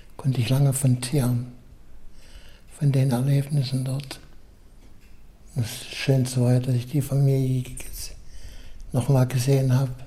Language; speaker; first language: German; non-native, learner; Spanish